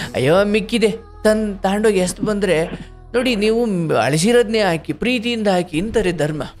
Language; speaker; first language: Kannada; native; Kannada